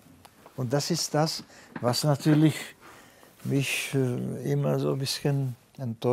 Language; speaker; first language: German; non-native, fluent; Czech